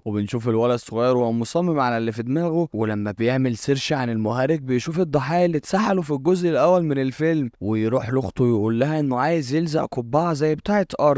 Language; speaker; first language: Arabic; native; Arabic